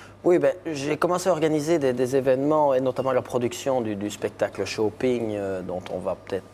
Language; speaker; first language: French; native; French